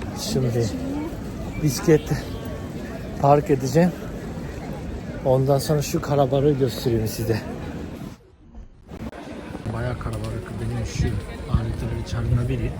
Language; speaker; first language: Turkish; non-native, fluent; Japanese